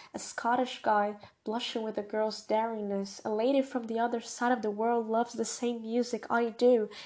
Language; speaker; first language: English; non-native, fluent; Portuguese